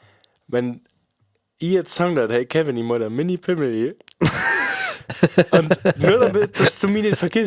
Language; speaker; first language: German; native; German